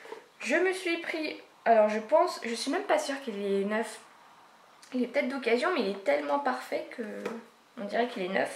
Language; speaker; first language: French; native; French